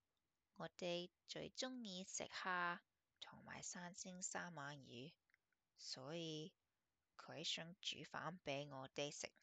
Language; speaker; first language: Cantonese; non-native, learner; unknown